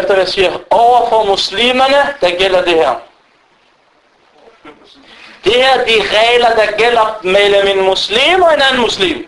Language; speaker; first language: Danish; non-native, fluent; Arabic